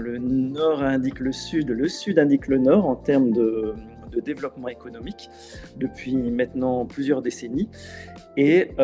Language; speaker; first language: French; native; French